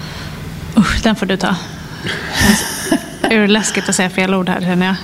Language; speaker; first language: Swedish; native; Swedish